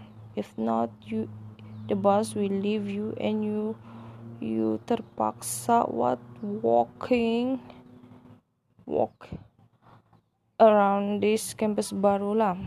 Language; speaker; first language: English; non-native, local second language; Malay